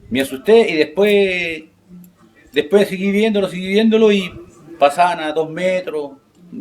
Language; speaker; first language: Spanish; native; Spanish